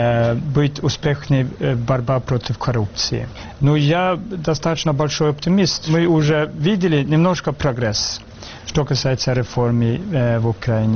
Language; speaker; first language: Ukrainian; non-native, learner; Swedish